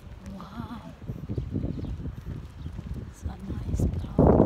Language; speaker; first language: English; non-native, learner; Filipino